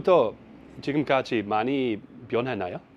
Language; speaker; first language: Korean; non-native, learner; Dutch